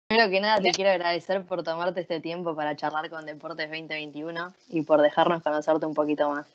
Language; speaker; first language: Spanish; native; Spanish